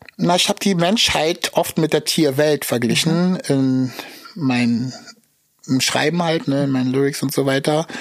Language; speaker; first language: German; early bilingual, other home language; Russian